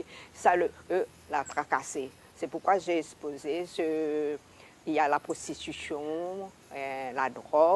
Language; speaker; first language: French; non-native, local second language; Hakka Chinese